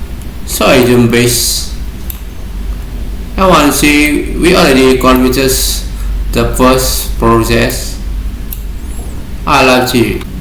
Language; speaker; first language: English; non-native, learner; Vietnamese